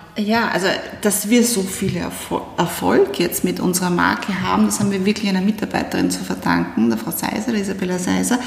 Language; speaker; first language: German; native; German